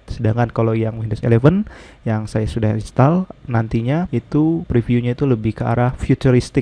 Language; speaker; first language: Indonesian; native; Indonesian